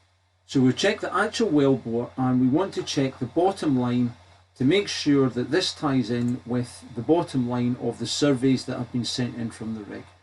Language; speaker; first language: English; native; English